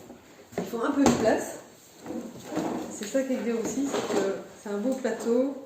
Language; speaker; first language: French; native; French